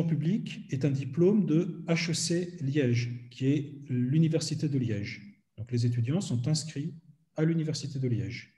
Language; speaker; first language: French; native; French